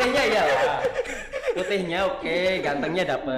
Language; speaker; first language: Indonesian; native; Indonesian